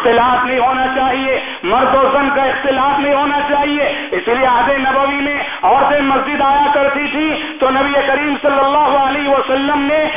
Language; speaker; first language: Urdu; native; Urdu